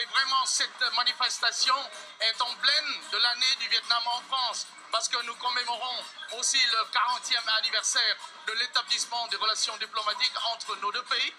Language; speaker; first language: French; non-native, fluent; Vietnamese